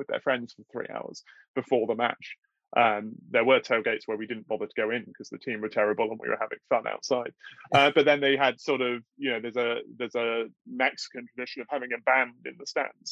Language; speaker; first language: English; native; English